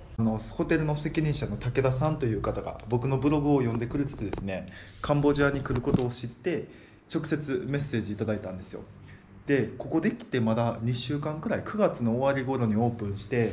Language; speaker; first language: Japanese; native; Japanese